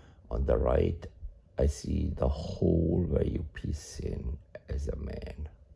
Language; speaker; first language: English; non-native, fluent; German